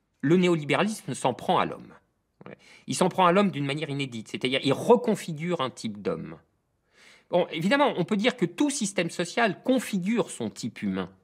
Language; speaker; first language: French; native; French